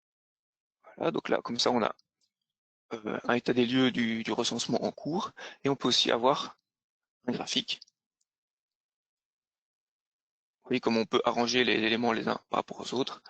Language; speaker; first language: French; native; French